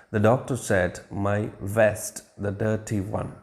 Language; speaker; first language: English; non-native, local second language; Malayalam